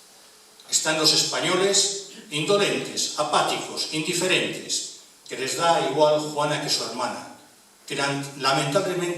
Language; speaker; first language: Spanish; native; Spanish